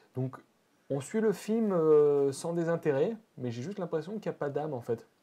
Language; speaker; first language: French; native; French